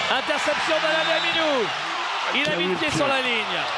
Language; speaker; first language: French; native; French